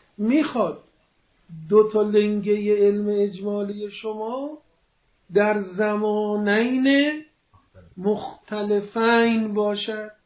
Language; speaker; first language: Persian; non-native, local second language; Azerbaijani